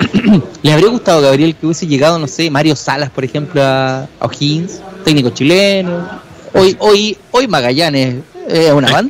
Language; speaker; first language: Spanish; native; Spanish